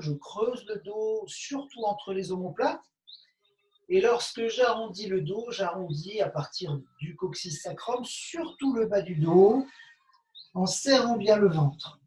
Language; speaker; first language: French; native; French